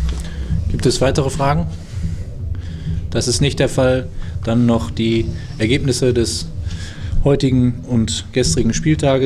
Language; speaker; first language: German; native; German